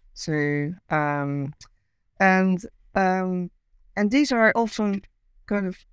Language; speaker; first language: English; non-native, fluent; Dutch